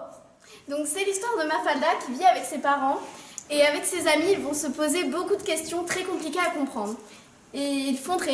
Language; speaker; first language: French; native; French